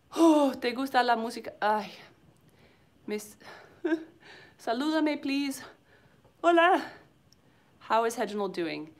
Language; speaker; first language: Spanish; non-native, learner; English